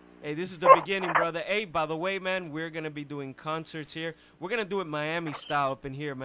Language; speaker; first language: English; early bilingual, other home language; Spanish